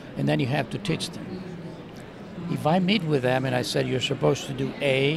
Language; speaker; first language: English; non-native, fluent; Spanish